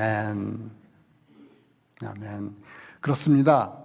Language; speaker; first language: Korean; native; Korean